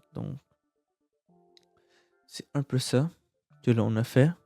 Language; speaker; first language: French; native; French